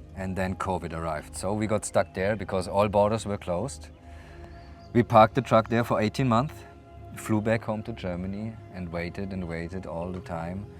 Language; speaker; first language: English; non-native, fluent; German